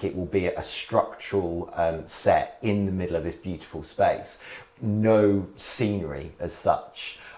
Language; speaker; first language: English; native; English